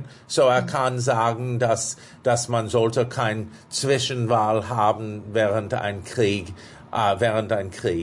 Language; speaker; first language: German; non-native, fluent; English